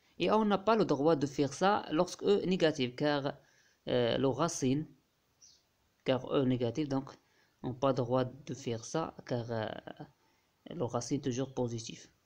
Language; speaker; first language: French; non-native, local second language; Arabic